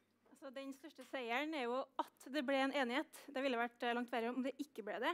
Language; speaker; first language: Norwegian; native; Norwegian